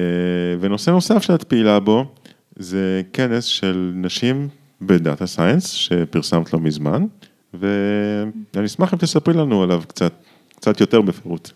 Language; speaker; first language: Hebrew; native; Hebrew